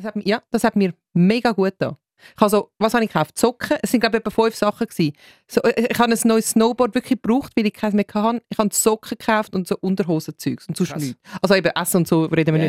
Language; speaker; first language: German; native; German